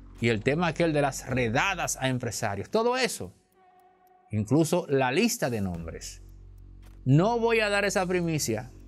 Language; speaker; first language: Spanish; native; Spanish